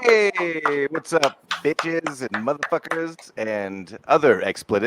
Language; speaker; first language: English; native; English